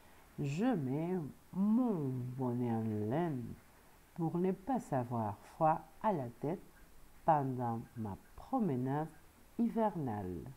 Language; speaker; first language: French; non-native, fluent; Spanish